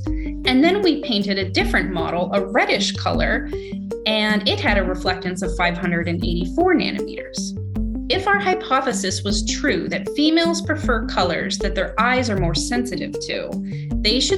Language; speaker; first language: English; native; English